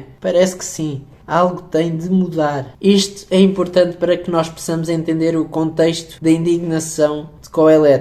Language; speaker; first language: Portuguese; native; Portuguese